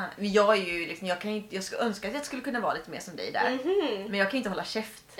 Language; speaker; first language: Swedish; native; Swedish